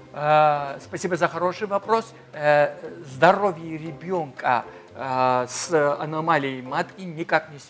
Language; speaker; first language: Russian; non-native, fluent; Georgian